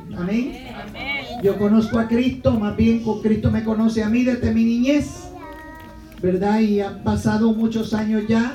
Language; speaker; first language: Spanish; native; Spanish